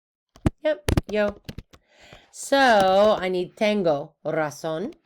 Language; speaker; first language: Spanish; non-native, fluent; English